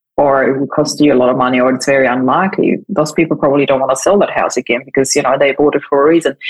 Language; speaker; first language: English; non-native, fluent; German